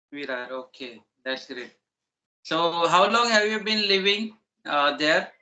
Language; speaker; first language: English; non-native, learner; Marathi